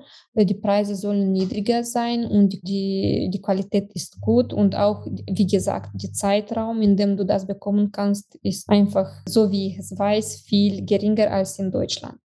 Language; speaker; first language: German; non-native, fluent; Romanian